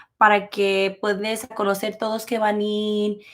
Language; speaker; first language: Spanish; early bilingual, heritage; Spanish